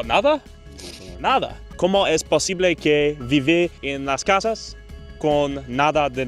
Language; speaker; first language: Spanish; non-native, learner; English